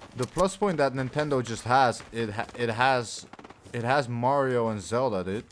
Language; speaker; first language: English; non-native, fluent; Dutch